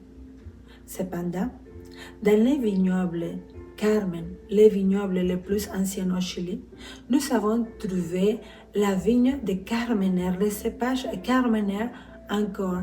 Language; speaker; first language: French; non-native, fluent; Spanish